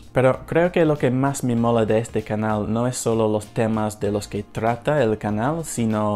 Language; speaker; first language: Spanish; non-native, fluent; English